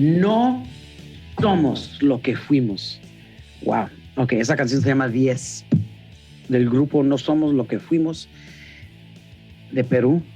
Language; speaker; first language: Spanish; early bilingual, heritage; Spanish